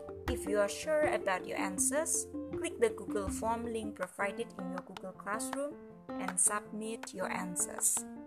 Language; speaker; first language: English; non-native, fluent; Indonesian